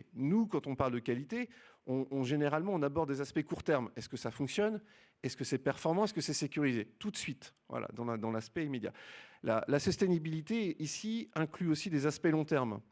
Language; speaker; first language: French; native; French